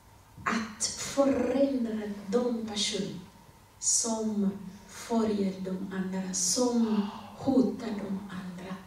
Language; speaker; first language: Swedish; non-native, learner; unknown